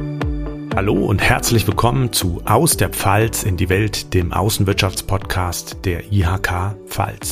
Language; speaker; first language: German; native; German